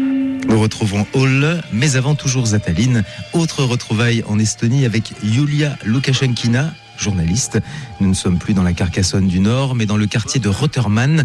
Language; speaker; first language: French; native; French